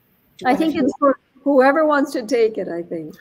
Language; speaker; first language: English; native; English